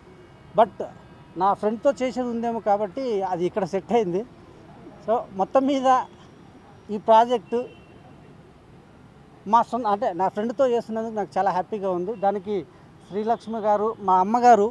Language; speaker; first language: Telugu; native; Telugu